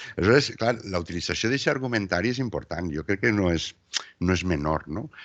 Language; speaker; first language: Catalan; native; Catalan